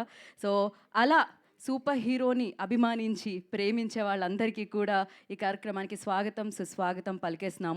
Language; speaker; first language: Telugu; native; Telugu